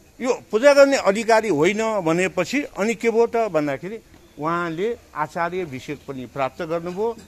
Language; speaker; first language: Nepali; non-native, local second language; Newari